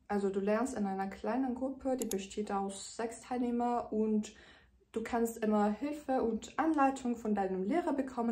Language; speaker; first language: German; non-native, fluent; Turkish